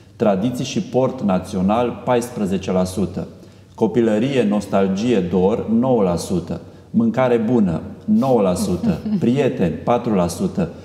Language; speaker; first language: Romanian; native; Romanian